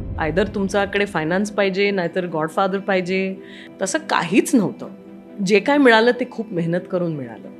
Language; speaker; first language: Marathi; native; Marathi